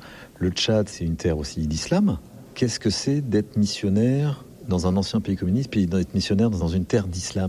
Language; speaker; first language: French; native; French